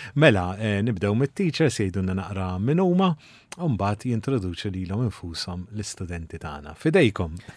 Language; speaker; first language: Maltese; native; Maltese